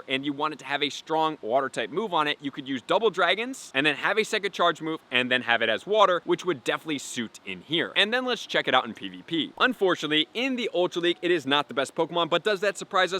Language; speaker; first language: English; native; English